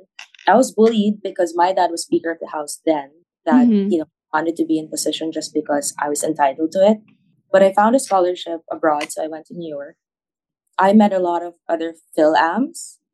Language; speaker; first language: English; non-native, local second language; Filipino